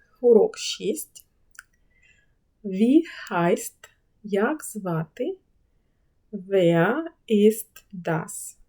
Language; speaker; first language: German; non-native, fluent; Ukrainian